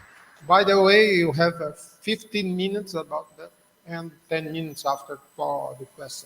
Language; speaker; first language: English; non-native, learner; Portuguese